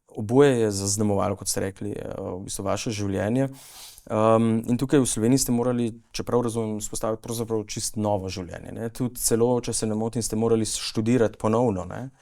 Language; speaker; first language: Slovenian; native; Slovenian